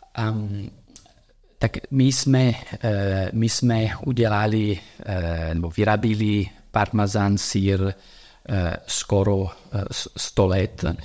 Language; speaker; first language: Czech; non-native, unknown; Italian